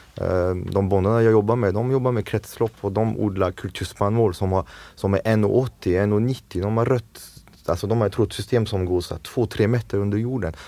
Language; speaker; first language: Swedish; non-native, fluent; French